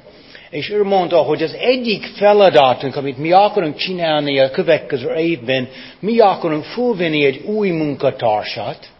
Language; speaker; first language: Hungarian; non-native, fluent; English